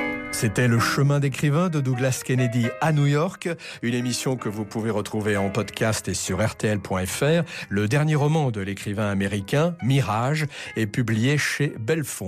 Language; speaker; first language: French; native; French